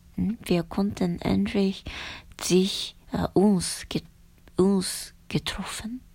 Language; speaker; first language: German; non-native, learner; Japanese